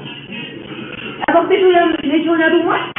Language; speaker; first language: French; non-native, learner; Spanish